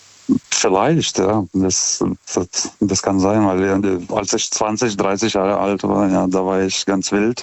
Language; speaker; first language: German; non-native, fluent; Lithuanian